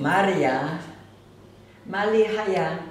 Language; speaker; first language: Hebrew; non-native, fluent; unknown